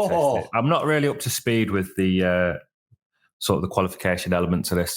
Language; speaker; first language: English; native; English